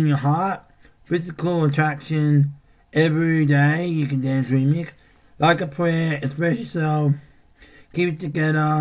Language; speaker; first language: English; native; English